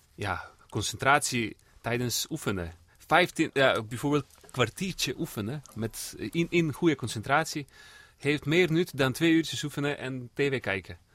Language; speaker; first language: Dutch; non-native, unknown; Serbian